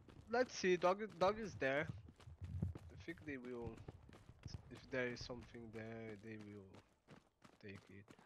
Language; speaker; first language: English; non-native, fluent; Portuguese